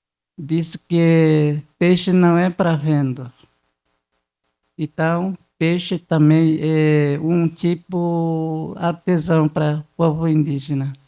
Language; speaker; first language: Portuguese; non-native, local second language; Guarani